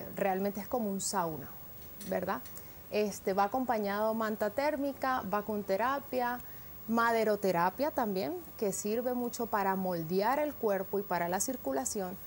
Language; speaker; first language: Spanish; native; Spanish